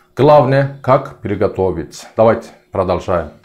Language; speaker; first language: Russian; non-native, learner; Turkish